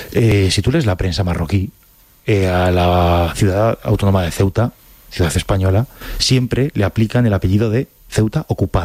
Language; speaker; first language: Spanish; native; Spanish